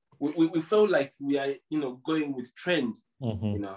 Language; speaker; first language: English; non-native, local second language; Ganda